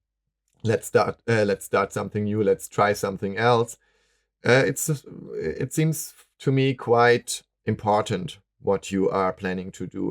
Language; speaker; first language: English; non-native, fluent; German